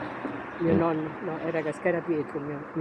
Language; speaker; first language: Italian; native; Italian